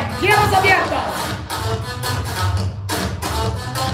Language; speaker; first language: Spanish; non-native, learner; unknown